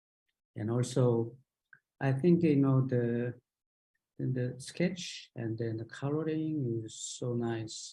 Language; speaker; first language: English; non-native, learner; Japanese